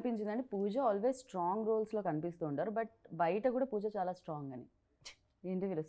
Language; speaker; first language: Telugu; native; Telugu